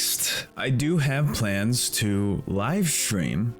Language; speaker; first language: English; native; English